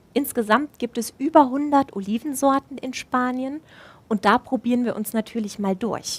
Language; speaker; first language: German; native; German